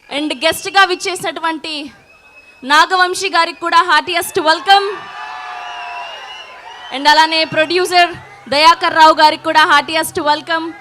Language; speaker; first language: Telugu; native; Telugu